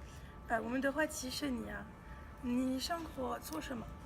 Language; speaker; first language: Chinese; non-native, learner; French